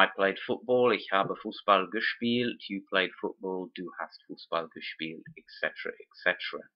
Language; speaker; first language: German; non-native, fluent; English